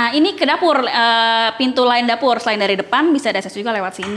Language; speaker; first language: Indonesian; native; Indonesian